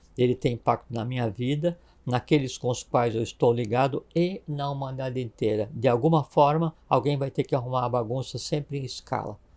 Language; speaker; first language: Portuguese; native; Portuguese